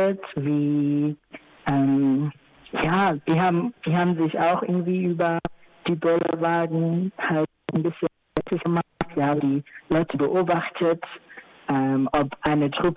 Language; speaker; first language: German; non-native, fluent; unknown